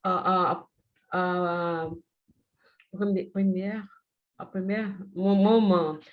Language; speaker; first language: French; non-native, learner; Portuguese